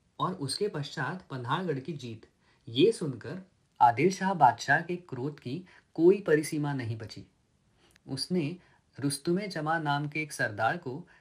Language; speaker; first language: Hindi; non-native, local second language; Marathi